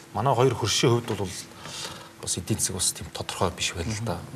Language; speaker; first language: Mongolian; native; Mongolian